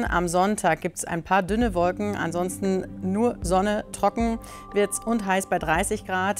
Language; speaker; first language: German; native; German